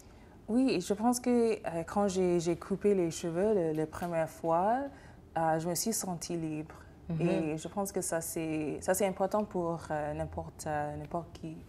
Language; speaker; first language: French; non-native, fluent; English